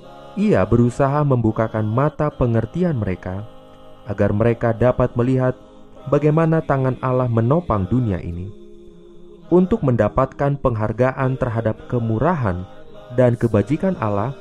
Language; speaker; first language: Indonesian; native; Indonesian